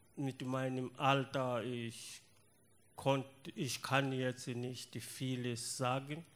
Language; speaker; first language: German; non-native, learner; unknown